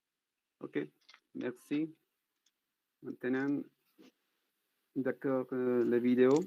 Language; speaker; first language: French; non-native, learner; Spanish